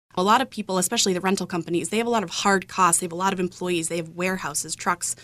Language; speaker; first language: English; native; English